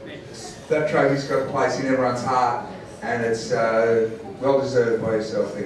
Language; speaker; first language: English; native; English